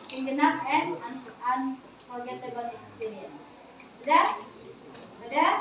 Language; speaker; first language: English; non-native, learner; Indonesian